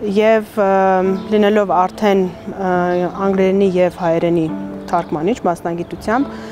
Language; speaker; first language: Armenian; native; Armenian